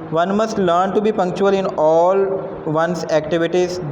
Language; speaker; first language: English; non-native, local second language; Punjabi